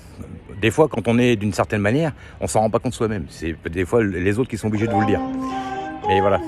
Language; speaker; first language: French; native; French